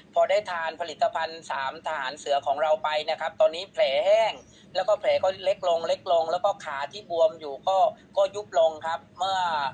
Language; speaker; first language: Thai; native; Thai